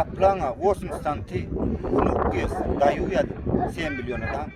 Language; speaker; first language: Russian; non-native, local second language; Turkmen